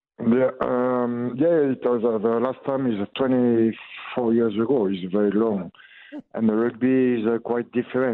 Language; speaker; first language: English; non-native, learner; French